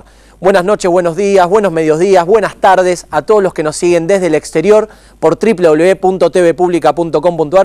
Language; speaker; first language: Spanish; native; Spanish